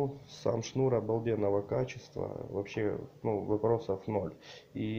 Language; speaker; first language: Russian; native; Russian